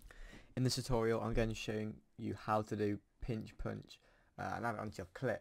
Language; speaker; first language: English; native; English